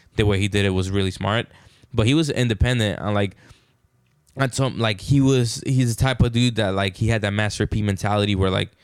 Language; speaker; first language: English; non-native, fluent; Spanish